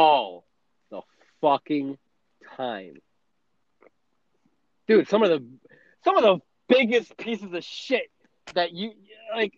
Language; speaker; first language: English; non-native, fluent; Spanish